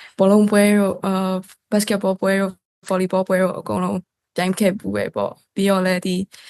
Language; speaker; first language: Burmese; non-native, local second language; Kachin